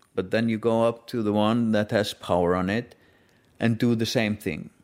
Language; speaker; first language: English; non-native, fluent; Icelandic